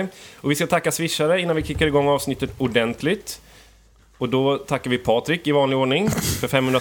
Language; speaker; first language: Swedish; native; Swedish